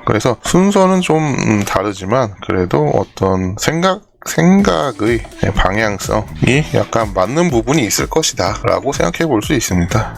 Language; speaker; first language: Korean; native; Korean